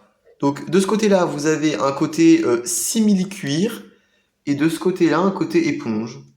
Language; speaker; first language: French; native; French